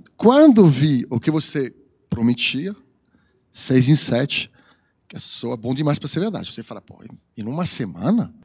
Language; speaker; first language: Portuguese; non-native, fluent; French